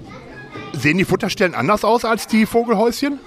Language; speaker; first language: German; native; German